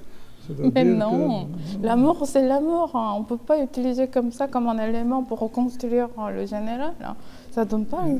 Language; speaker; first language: French; non-native, fluent; Korean